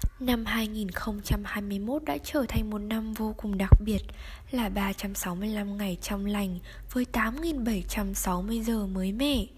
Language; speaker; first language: Vietnamese; native; Vietnamese